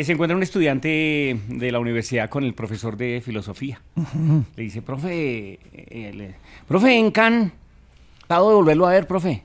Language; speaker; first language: Spanish; native; Spanish